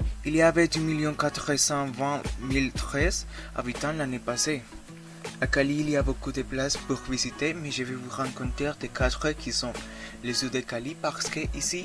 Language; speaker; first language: French; non-native, learner; Spanish